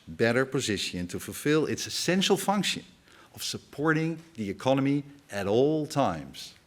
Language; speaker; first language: English; non-native, fluent; Dutch